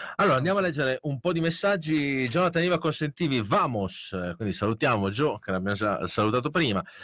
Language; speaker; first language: Italian; native; Italian